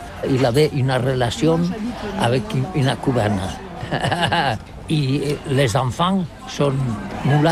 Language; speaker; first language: French; non-native, learner; Catalan